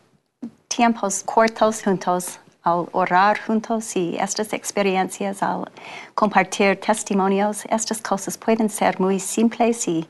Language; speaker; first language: Spanish; non-native, learner; English